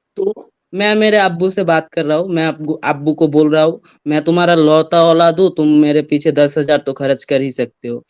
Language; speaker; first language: Hindi; non-native, fluent; Bangla